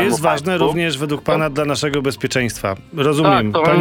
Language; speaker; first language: Polish; native; Polish